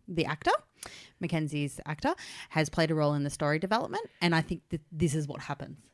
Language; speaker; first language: English; native; English